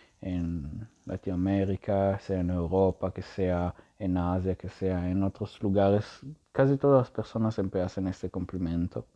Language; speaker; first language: Spanish; non-native, learner; Italian